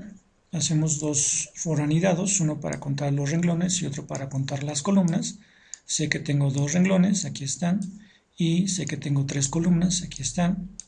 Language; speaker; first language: Spanish; native; Spanish